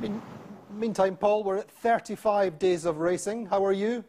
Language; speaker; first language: English; native; English